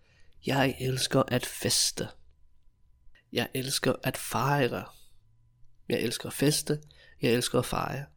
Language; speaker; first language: Danish; non-native, fluent; English